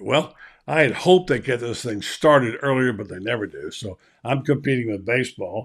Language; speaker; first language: English; native; English